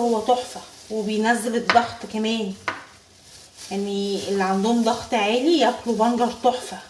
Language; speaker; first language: Arabic; native; Arabic